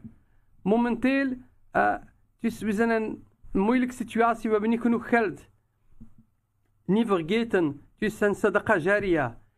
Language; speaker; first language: Dutch; non-native, local second language; Riffian